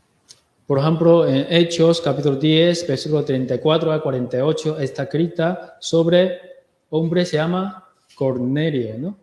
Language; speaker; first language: Spanish; non-native, learner; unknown